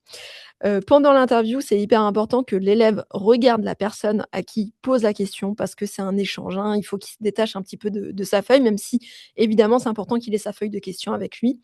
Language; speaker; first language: French; native; French